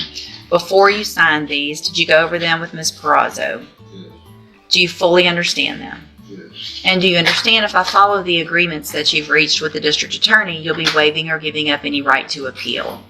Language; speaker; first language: English; native; English